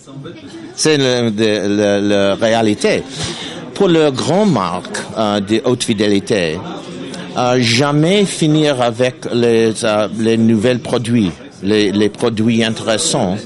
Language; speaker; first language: French; non-native, learner; English